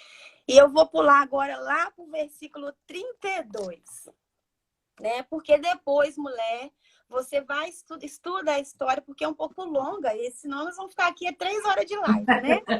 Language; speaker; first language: Portuguese; native; Portuguese